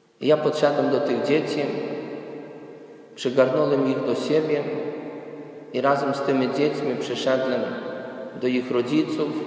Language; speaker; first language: Polish; non-native, fluent; Ukrainian